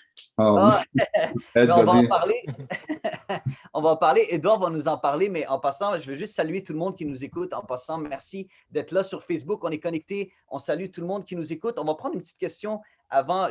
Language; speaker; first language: French; native; French